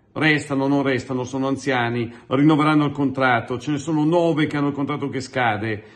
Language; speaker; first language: Italian; native; Italian